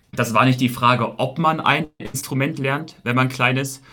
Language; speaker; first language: German; early bilingual, heritage; Chinese